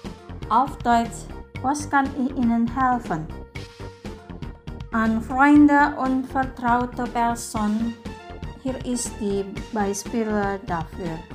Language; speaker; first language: German; non-native, fluent; Indonesian